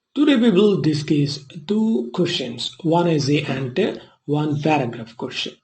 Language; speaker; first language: English; non-native, local second language; Malayalam